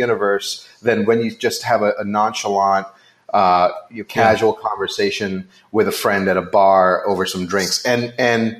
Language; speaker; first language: English; non-native, local second language; Hindi